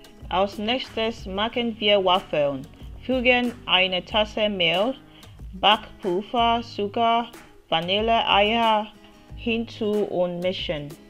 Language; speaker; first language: German; non-native, learner; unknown